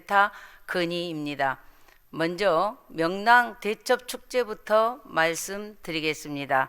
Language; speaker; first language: Korean; native; Korean